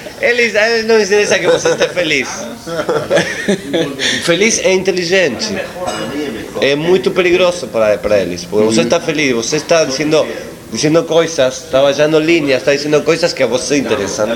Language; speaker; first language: Portuguese; non-native, learner; Spanish